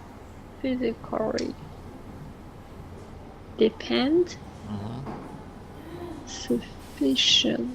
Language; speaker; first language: English; non-native, learner; French